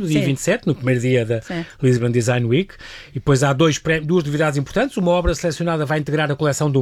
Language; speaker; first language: Portuguese; native; Portuguese